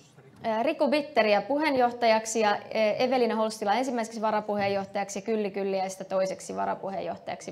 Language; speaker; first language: Finnish; native; Finnish